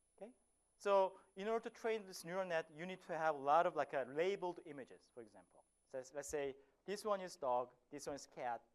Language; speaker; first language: English; non-native, fluent; Korean